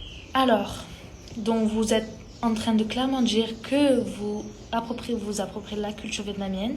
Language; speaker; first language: French; early bilingual, other home language; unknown